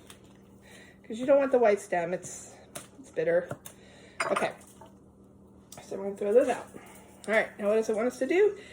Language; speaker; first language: English; native; English